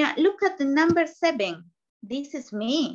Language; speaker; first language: English; non-native, learner; Spanish